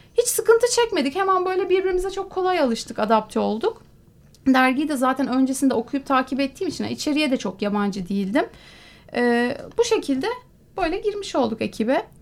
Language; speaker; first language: Turkish; native; Turkish